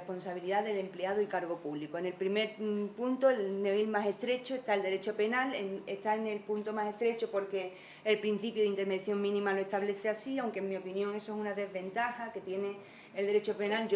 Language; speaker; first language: Spanish; native; Spanish